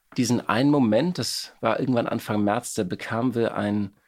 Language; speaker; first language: German; native; German